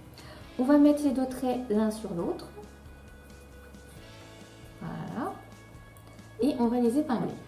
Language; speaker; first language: French; native; French